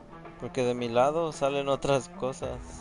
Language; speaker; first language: Spanish; early bilingual, other home language; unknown